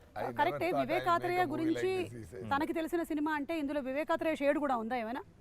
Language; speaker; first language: Telugu; native; Telugu